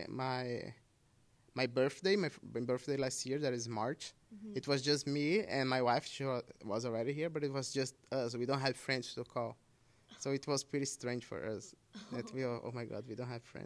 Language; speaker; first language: English; non-native, fluent; Portuguese